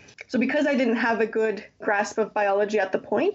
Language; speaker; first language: English; native; English